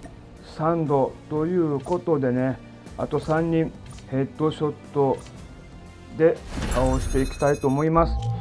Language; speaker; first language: Japanese; native; Japanese